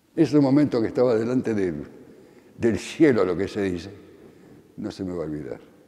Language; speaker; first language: Spanish; early bilingual, other home language; Polish